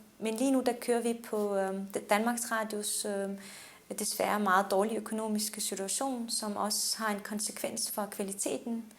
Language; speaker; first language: Danish; early bilingual, other home language; Turkish